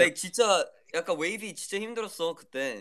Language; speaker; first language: Korean; early bilingual, heritage; Korean